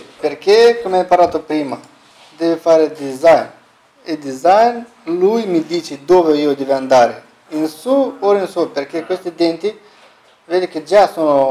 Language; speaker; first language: Italian; non-native, fluent; Romanian